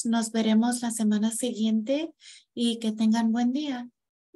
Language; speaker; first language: Spanish; non-native, fluent; English